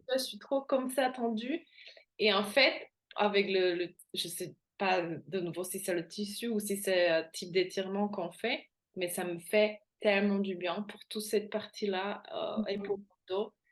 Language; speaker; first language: French; non-native, fluent; Slovak